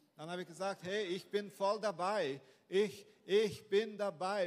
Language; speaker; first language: German; non-native, fluent; Portuguese